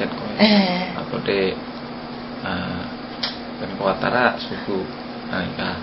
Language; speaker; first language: Japanese; non-native, learner; Indonesian